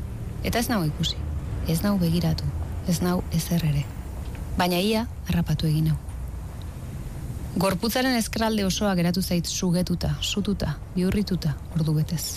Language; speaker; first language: Basque; native; Basque